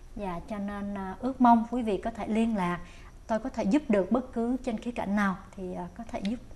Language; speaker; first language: Vietnamese; native; Vietnamese